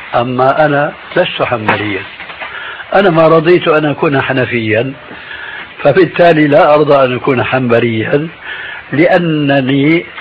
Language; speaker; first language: Arabic; early bilingual, other home language; Albanian